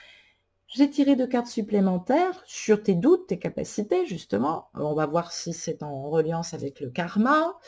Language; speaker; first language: French; native; French